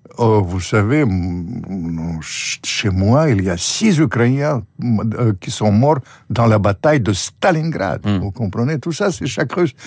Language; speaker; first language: French; non-native, fluent; Russian